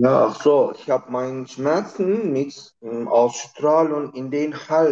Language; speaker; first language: German; non-native, learner; Turkish